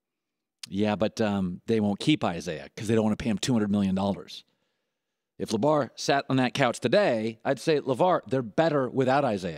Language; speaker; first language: English; native; English